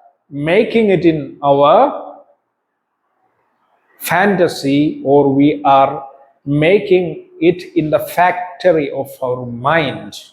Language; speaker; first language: English; non-native, local second language; Malayalam